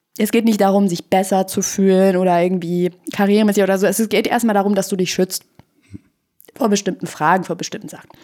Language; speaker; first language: German; early bilingual, other home language; Persian